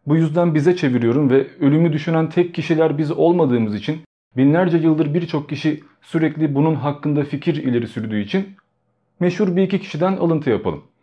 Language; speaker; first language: Turkish; early bilingual, other home language; Albanian